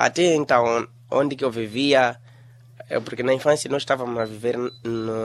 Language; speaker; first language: Portuguese; non-native, local second language; Shona